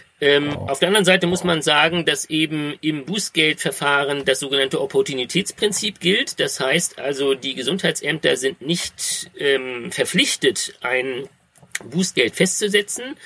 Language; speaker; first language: German; native; German